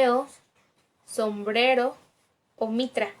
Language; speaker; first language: Spanish; native; Spanish